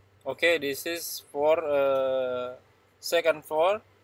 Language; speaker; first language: English; non-native, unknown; Indonesian